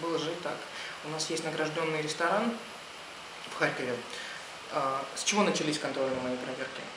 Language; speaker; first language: Russian; native; Russian